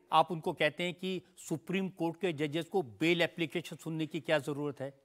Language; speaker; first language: Hindi; native; Hindi